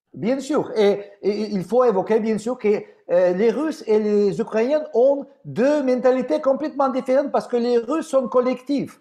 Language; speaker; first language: French; non-native, fluent; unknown